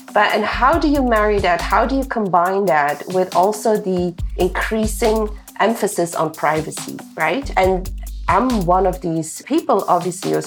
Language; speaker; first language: English; non-native, fluent; Dutch